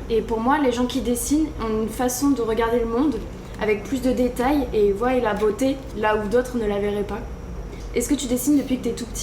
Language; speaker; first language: French; native; French